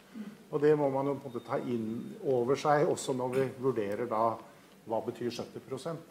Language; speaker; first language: Norwegian; native; Norwegian